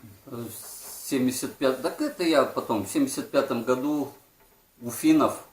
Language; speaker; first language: Russian; native; Russian